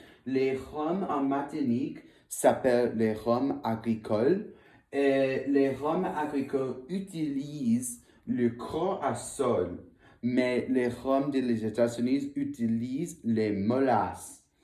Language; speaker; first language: French; non-native, learner; English